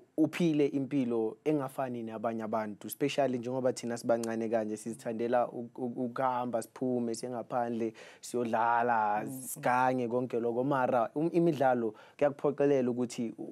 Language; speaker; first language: Zulu; native; Zulu